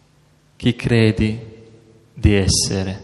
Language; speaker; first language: Italian; non-native, fluent; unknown